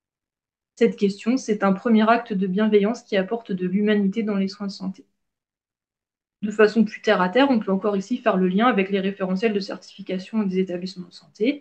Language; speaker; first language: French; native; French